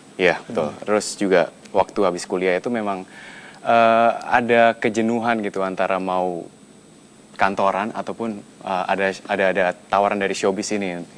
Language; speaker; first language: Indonesian; native; Indonesian